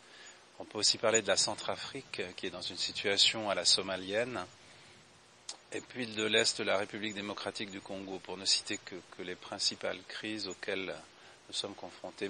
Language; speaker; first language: French; native; French